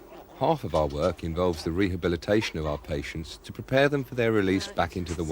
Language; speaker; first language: English; native; English